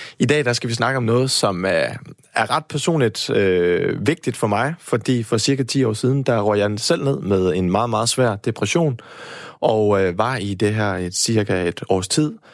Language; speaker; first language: Danish; native; Danish